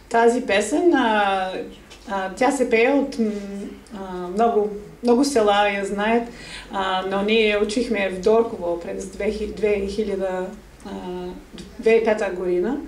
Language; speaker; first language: Bulgarian; non-native, fluent; English